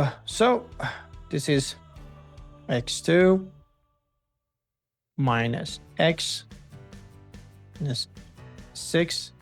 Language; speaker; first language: English; non-native, fluent; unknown